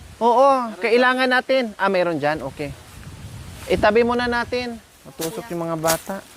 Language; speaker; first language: Filipino; non-native, local second language; Cebuano